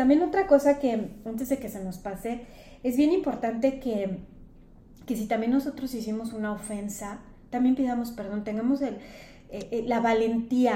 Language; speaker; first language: Spanish; native; Spanish